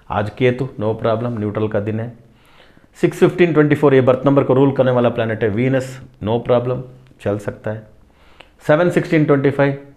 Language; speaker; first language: Hindi; non-native, local second language; Tamil